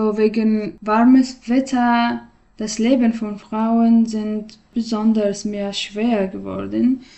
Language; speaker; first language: German; non-native, learner; Persian